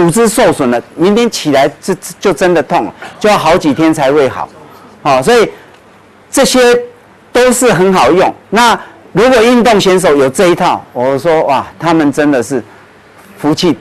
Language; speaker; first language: Chinese; native; Chinese